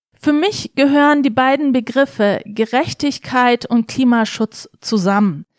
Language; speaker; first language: German; early bilingual, other home language; Turkish